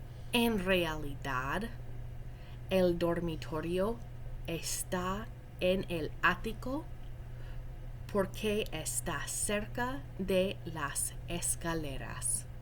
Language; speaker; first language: Spanish; non-native, fluent; English